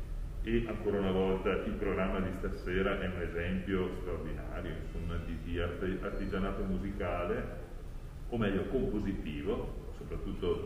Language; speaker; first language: Italian; native; Italian